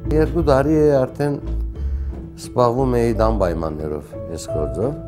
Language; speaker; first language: Armenian; early bilingual, heritage; Armenian